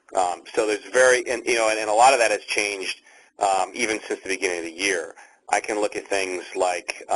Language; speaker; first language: English; native; English